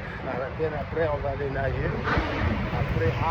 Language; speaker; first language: French; non-native, learner; Arabic